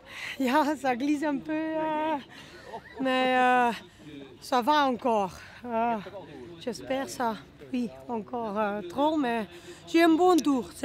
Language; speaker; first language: French; non-native, local second language; Dutch